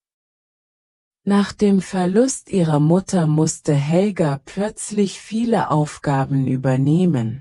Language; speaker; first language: German; native; German